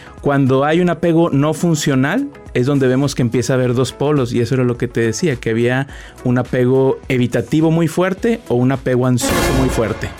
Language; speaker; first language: Spanish; native; Spanish